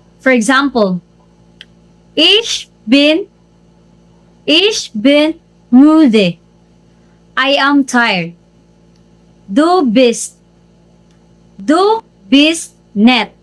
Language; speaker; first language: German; non-native, learner; Cebuano